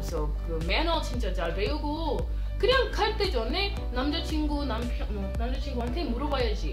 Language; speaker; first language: Korean; non-native, learner; English